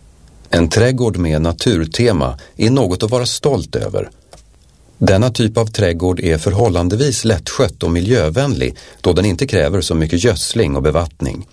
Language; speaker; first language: Swedish; native; Swedish